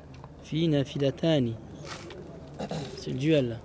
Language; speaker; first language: Arabic; non-native, fluent; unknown